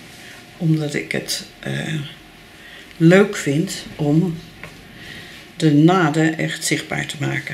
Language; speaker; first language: Dutch; native; Dutch